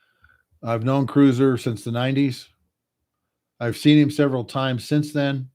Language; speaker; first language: English; native; English